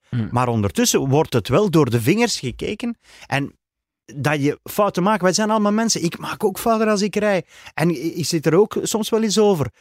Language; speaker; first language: Dutch; native; Dutch